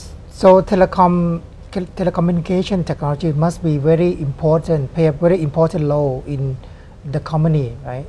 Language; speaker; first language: English; non-native, fluent; Thai